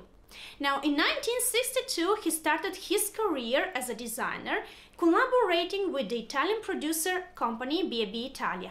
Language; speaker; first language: English; non-native, fluent; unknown